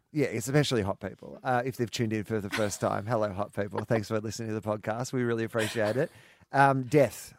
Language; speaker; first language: English; native; English